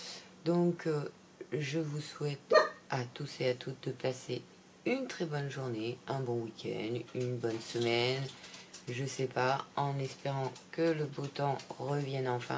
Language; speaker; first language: French; native; French